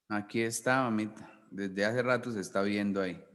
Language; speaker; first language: Spanish; native; Spanish